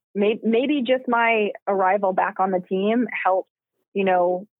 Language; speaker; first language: English; native; English